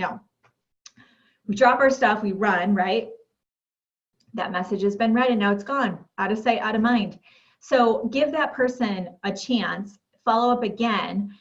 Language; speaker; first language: English; native; English